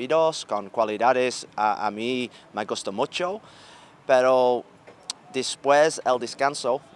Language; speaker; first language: Spanish; non-native, learner; English